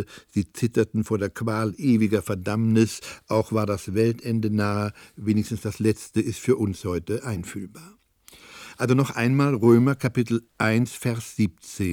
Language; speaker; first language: German; native; German